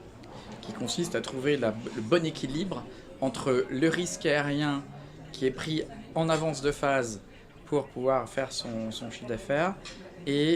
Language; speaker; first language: French; native; French